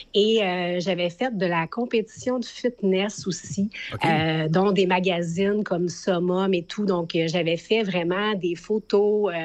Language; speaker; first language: French; native; French